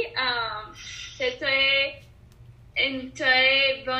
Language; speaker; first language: French; non-native, learner; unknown